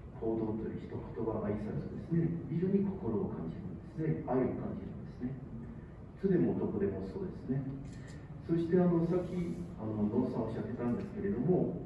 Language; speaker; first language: Japanese; non-native, fluent; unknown